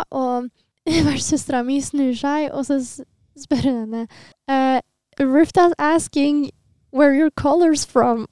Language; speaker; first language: Norwegian; early bilingual, other home language; Tigrinya